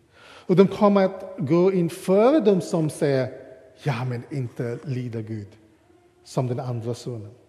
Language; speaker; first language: Swedish; non-native, fluent; English